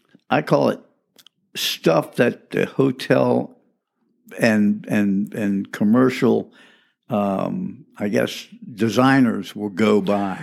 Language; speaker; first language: English; early bilingual, other home language; French